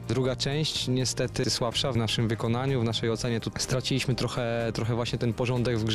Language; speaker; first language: Polish; native; Polish